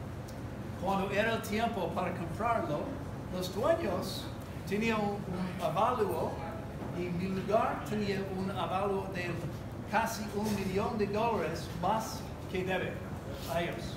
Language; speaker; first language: Spanish; non-native, learner; English